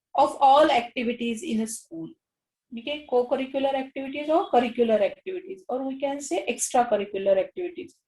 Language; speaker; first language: English; non-native, local second language; Marathi